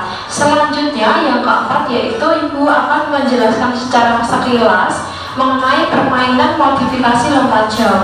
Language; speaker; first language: Indonesian; native; Indonesian